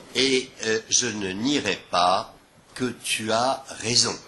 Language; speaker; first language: French; native; French